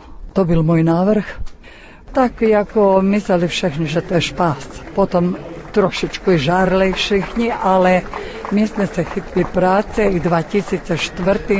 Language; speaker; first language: Czech; early bilingual, heritage; Czech